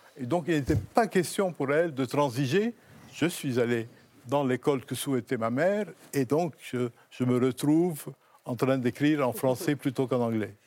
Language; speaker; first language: French; non-native, local second language; Arabic